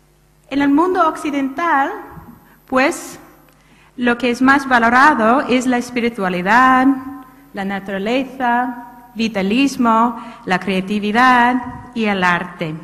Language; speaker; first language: Spanish; non-native, fluent; English